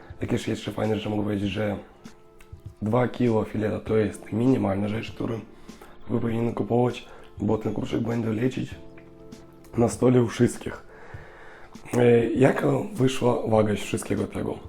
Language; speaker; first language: Polish; non-native, learner; Russian